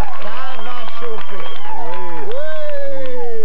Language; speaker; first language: French; native; French